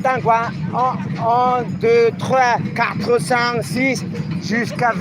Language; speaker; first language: French; non-native, learner; Spanish